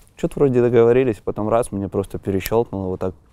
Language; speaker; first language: Russian; native; Russian